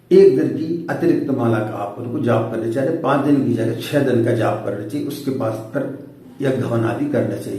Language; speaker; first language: Hindi; native; Hindi